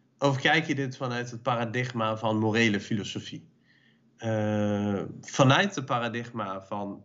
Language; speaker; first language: Dutch; early bilingual, other home language; Persian